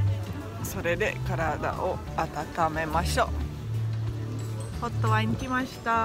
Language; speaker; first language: Japanese; non-native, fluent; Hungarian